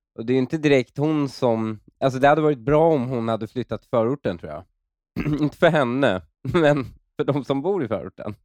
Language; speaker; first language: Swedish; early bilingual, other home language; Persian